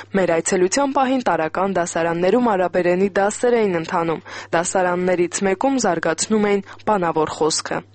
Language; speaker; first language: Armenian; native; Armenian